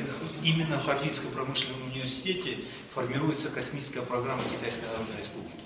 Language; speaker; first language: Russian; non-native, local second language; Tuvinian